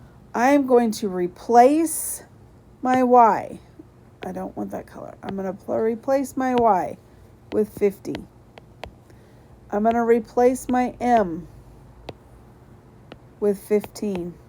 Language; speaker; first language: English; native; English